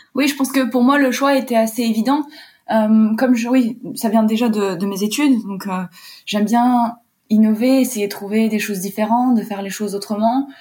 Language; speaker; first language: French; early bilingual, heritage; French